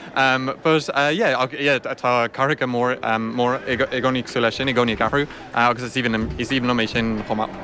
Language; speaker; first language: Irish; early bilingual, heritage; Irish